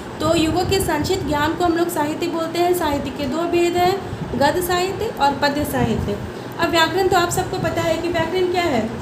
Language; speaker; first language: Hindi; native; Hindi